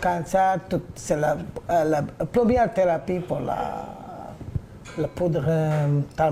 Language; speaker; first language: French; non-native, learner; Bangla